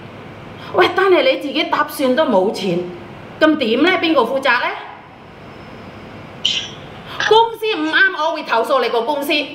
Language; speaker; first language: Cantonese; non-native, fluent; Indonesian